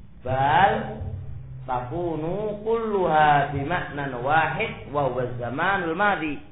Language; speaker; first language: Arabic; non-native, fluent; Javanese